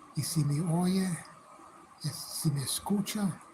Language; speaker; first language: Spanish; non-native, fluent; English